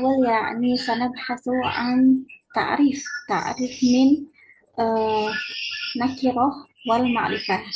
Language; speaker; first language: Arabic; non-native, learner; Indonesian